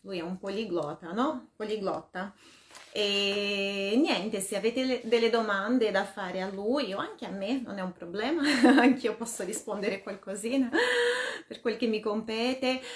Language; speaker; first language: Italian; non-native, fluent; Portuguese